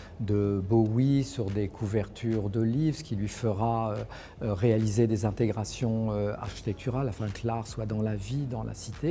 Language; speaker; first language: French; native; French